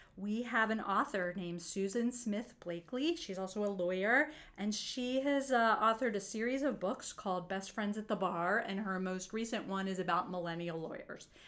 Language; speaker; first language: English; native; English